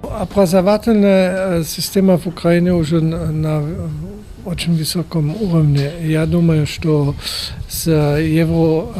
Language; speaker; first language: Russian; non-native, fluent; German